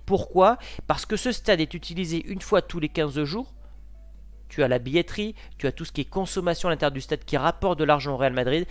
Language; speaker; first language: French; native; French